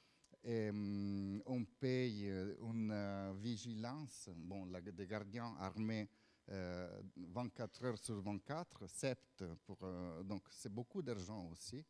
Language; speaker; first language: French; non-native, fluent; Italian